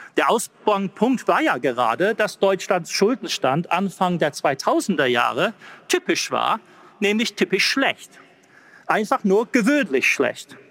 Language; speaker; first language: German; non-native, fluent; English